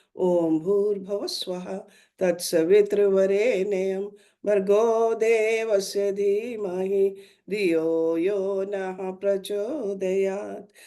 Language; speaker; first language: English; non-native, local second language; Hindi